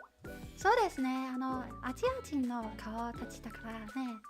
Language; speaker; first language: Japanese; non-native, learner; Chinese